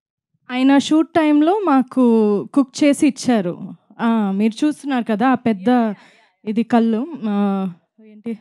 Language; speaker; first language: Telugu; non-native, fluent; Malayalam